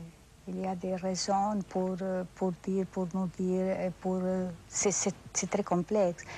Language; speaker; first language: French; non-native, fluent; Spanish